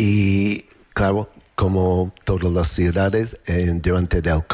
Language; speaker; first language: Spanish; non-native, learner; English